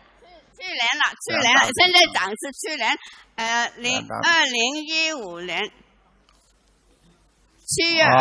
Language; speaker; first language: Chinese; non-native, local second language; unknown